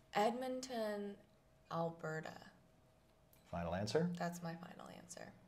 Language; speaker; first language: English; native; English